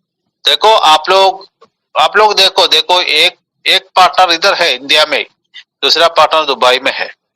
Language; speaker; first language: Hindi; non-native, local second language; Malayalam